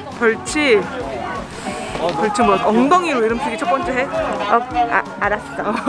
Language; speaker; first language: Korean; early bilingual, heritage; Korean